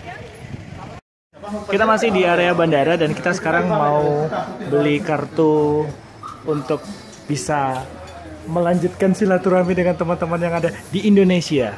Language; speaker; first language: Indonesian; native; Indonesian